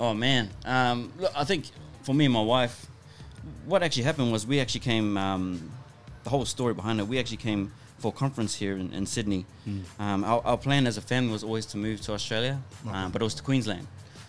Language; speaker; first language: English; native; English